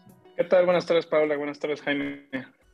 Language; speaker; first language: Spanish; native; Spanish